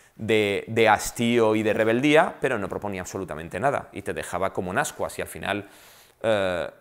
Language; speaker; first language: Spanish; native; Spanish